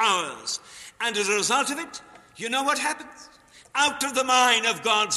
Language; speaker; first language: English; native; English